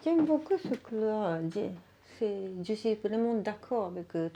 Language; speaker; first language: French; non-native, learner; Japanese